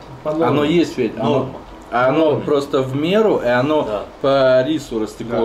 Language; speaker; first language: Russian; native; Russian